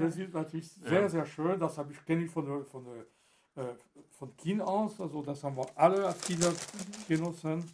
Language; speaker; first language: German; non-native, fluent; French